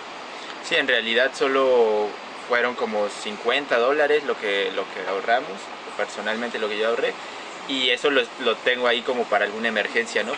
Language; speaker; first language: Spanish; native; Spanish